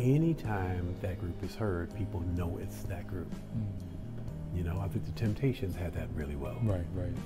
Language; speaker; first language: English; native; English